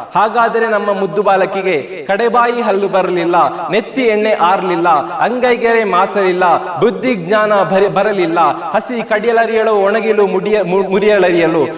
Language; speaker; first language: Kannada; native; Kannada